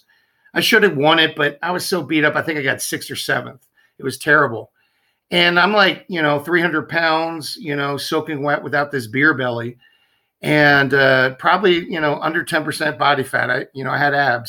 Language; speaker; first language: English; native; English